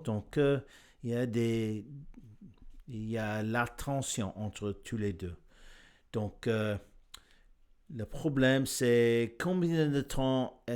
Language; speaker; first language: French; non-native, learner; English